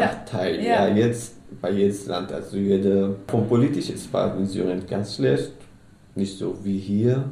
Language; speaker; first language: German; non-native, learner; Arabic